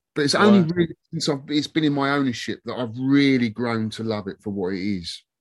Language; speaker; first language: English; native; English